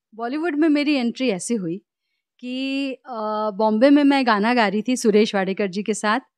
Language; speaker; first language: Hindi; native; Hindi